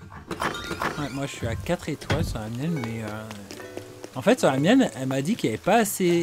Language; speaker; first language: French; native; French